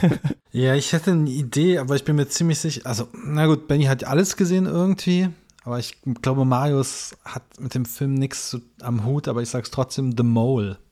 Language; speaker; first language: German; native; German